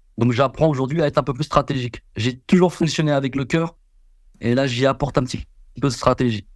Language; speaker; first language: French; early bilingual, other home language; Vietnamese